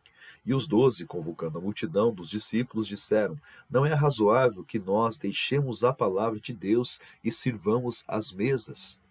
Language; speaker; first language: Portuguese; native; Portuguese